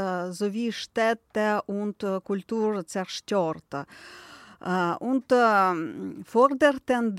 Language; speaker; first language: German; non-native, fluent; Ukrainian